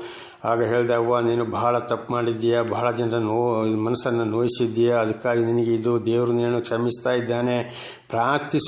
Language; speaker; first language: Kannada; native; Kannada